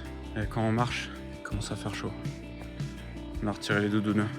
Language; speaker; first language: French; native; French